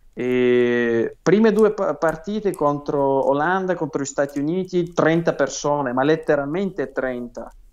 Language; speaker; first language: Italian; non-native, fluent; Russian